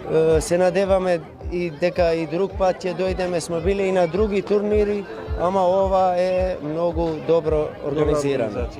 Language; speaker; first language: Macedonian; non-native, local second language; Albanian